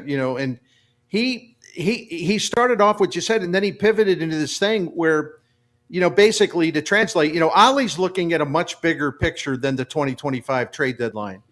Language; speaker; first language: English; native; English